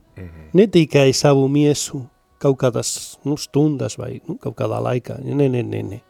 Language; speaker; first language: Latvian; non-native, learner; Spanish